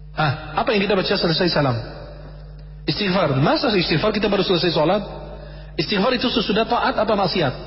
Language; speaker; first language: Indonesian; non-native, fluent; Arabic